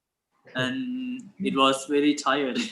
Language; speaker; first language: English; non-native, learner; Thai